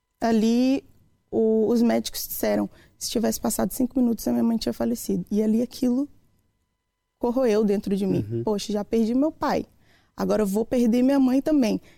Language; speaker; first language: Portuguese; native; Portuguese